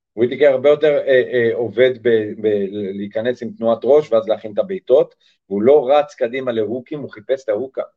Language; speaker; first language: Hebrew; early bilingual, other home language; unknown